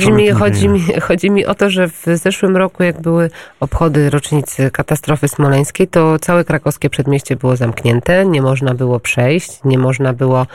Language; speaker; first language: Polish; native; Polish